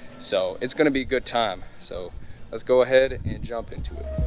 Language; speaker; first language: English; native; English